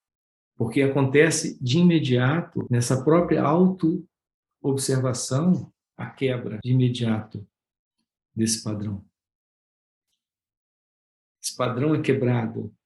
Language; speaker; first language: Portuguese; native; Portuguese